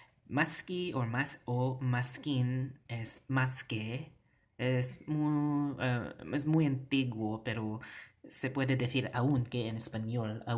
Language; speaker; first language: Spanish; non-native, learner; Cebuano